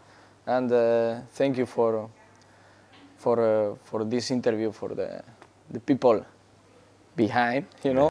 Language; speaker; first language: English; non-native, learner; Spanish